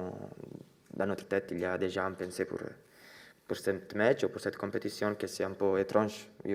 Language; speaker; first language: French; non-native, fluent; Italian